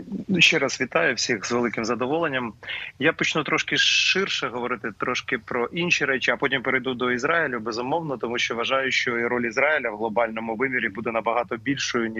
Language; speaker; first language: Ukrainian; native; Ukrainian